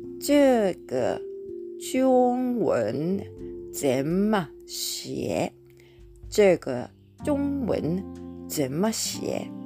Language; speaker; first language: Chinese; non-native, fluent; Japanese